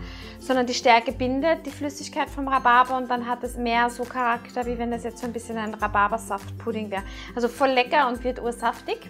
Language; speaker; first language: German; native; German